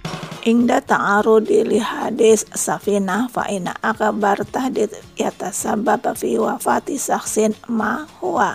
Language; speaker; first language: Arabic; non-native, learner; Indonesian